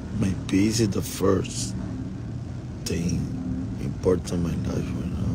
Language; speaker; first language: English; non-native, learner; Spanish